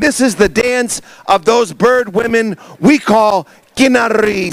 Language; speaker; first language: English; native; English